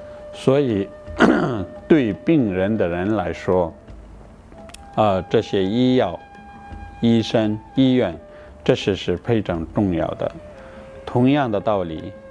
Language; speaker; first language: Chinese; non-native, fluent; Tibetan